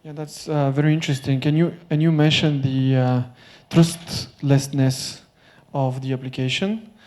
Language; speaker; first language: English; non-native, fluent; Bulgarian